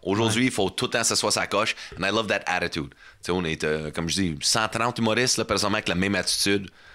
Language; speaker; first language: French; non-native, fluent; English